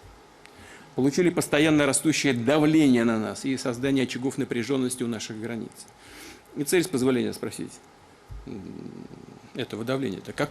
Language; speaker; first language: Russian; native; Russian